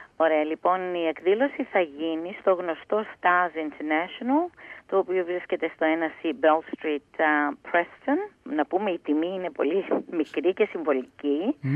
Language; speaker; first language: Greek; early bilingual, heritage; Greek